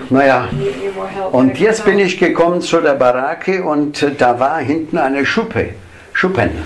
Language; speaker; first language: German; non-native, fluent; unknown